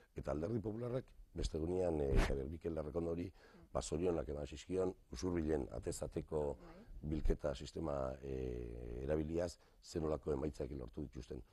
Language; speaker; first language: Basque; native; Basque